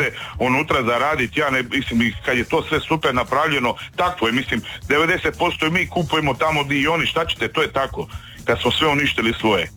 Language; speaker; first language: Serbian; native; Serbian